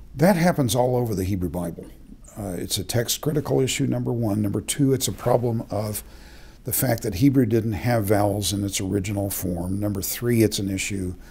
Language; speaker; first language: English; native; English